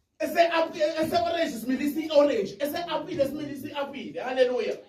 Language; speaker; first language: Zulu; non-native, local second language; Xhosa